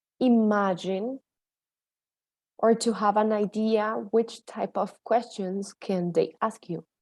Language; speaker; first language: English; non-native, fluent; Spanish